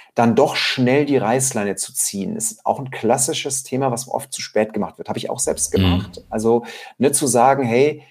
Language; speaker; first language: German; native; German